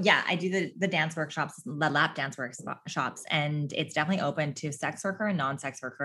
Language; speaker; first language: English; native; English